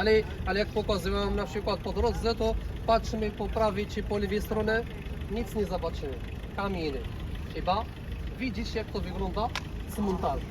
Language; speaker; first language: Polish; non-native, learner; Arabic